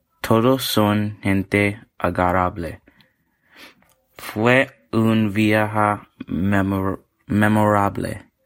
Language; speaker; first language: Spanish; non-native, learner; English